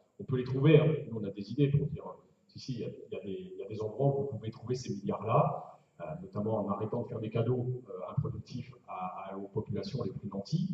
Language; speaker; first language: French; native; French